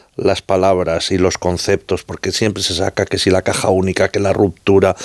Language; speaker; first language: Spanish; native; Spanish